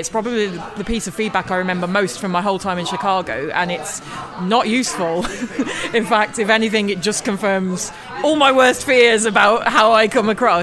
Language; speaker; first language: English; native; English